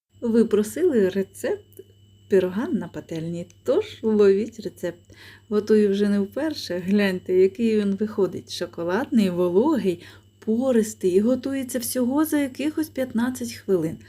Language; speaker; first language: Ukrainian; native; Ukrainian